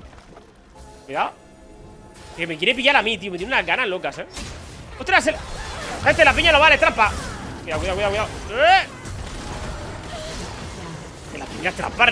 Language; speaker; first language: Spanish; native; Spanish